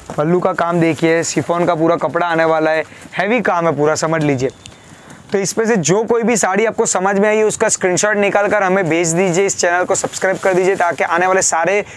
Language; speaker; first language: Hindi; non-native, local second language; Gujarati